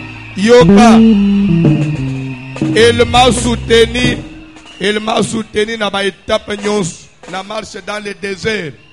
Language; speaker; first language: French; non-native, local second language; Lingala